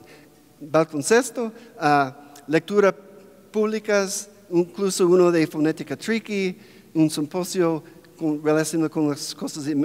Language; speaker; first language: Spanish; non-native, fluent; English